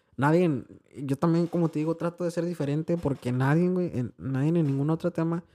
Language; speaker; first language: Spanish; early bilingual, heritage; Spanish